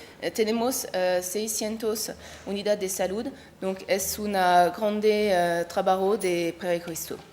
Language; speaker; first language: Spanish; non-native, learner; French